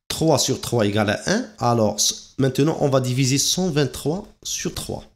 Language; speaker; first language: French; non-native, local second language; Arabic